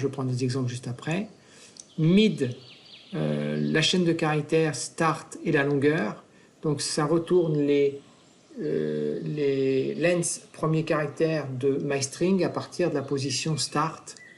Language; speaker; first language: French; native; French